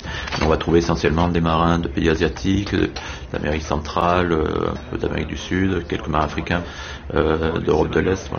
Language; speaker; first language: French; native; French